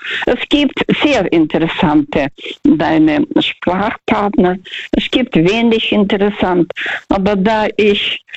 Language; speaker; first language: German; early bilingual, heritage; German